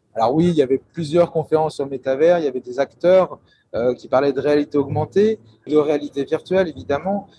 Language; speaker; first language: French; native; French